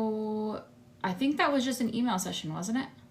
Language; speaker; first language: English; native; English